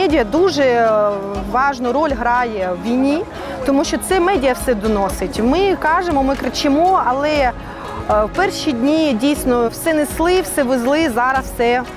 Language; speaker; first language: Russian; native; Russian